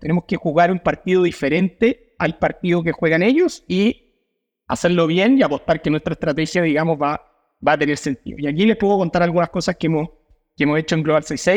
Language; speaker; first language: Spanish; native; Spanish